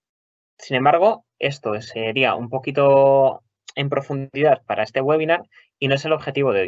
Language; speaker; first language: Spanish; native; Spanish